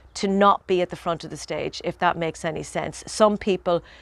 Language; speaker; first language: English; native; English